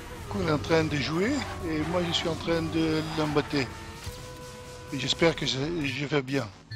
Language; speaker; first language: French; non-native, learner; Dutch